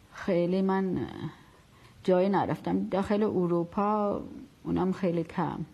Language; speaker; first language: Persian; non-native, fluent; German